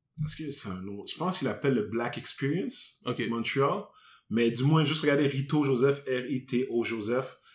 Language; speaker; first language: French; native; French